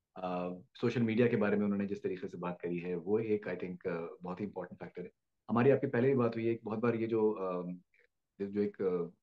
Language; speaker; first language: Hindi; native; Hindi